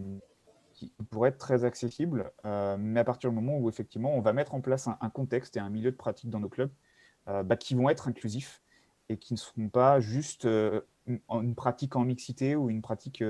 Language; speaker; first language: French; native; French